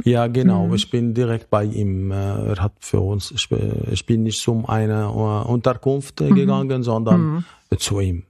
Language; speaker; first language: German; non-native, fluent; Arabic